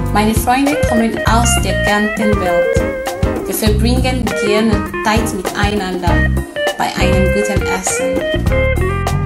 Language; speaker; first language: German; non-native, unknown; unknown